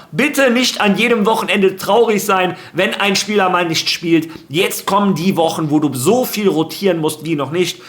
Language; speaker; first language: German; early bilingual, other home language; Spanish